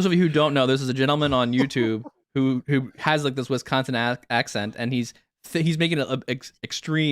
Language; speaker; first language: English; native; English